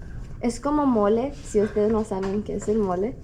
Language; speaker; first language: Spanish; early bilingual, heritage; Spanish